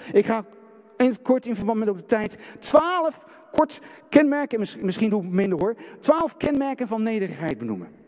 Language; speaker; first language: Dutch; native; Dutch